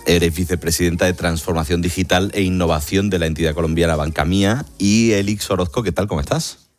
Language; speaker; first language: Spanish; native; Spanish